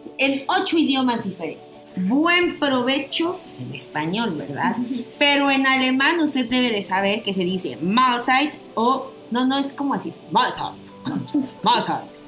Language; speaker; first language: Spanish; native; Spanish